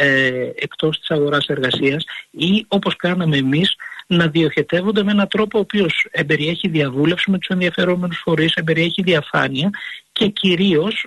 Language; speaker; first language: Greek; native; Greek